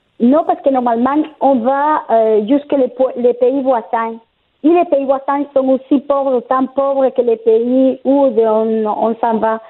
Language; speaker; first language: French; non-native, fluent; Spanish